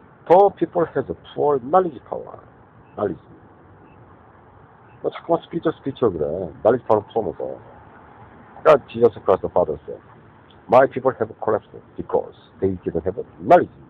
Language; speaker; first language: English; non-native, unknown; Korean